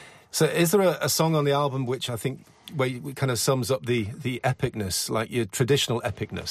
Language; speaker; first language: English; native; English